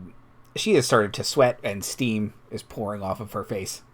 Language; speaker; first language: English; native; English